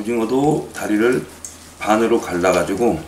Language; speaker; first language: Korean; native; Korean